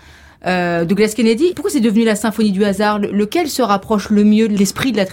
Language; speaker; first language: French; native; French